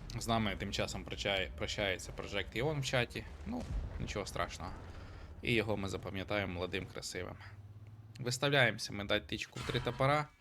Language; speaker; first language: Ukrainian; non-native, local second language; Russian